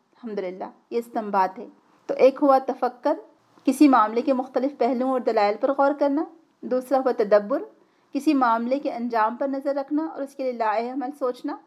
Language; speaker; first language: Urdu; native; Urdu